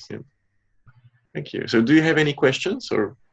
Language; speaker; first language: English; non-native, fluent; Polish